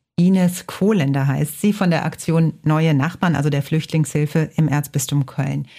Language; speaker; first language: German; native; German